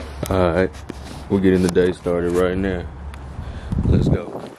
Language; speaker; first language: English; early bilingual, other home language; Spanish